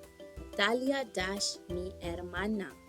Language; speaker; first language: Spanish; non-native, fluent; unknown